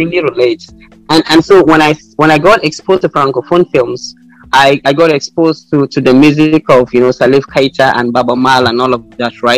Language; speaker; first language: English; non-native, local second language; Hausa